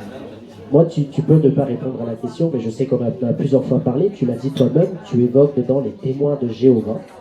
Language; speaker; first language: French; native; French